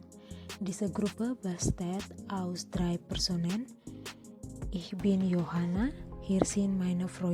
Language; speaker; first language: German; non-native, learner; Indonesian